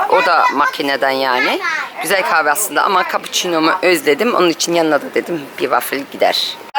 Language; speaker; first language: Turkish; early bilingual, heritage; Turkish